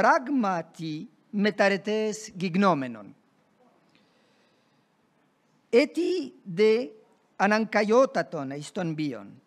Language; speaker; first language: Greek; non-native, fluent; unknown